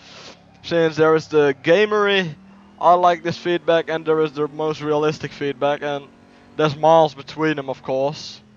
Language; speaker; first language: English; non-native, fluent; Dutch